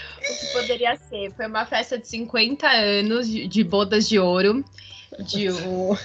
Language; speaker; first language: Portuguese; native; Portuguese